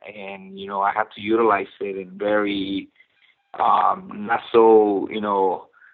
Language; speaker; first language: English; non-native, fluent; Spanish